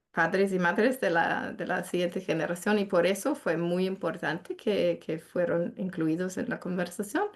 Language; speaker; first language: Spanish; non-native, fluent; English